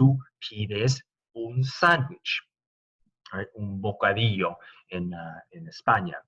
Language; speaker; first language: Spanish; non-native, fluent; English